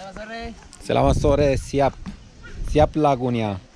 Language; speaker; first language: Indonesian; non-native, learner; Romanian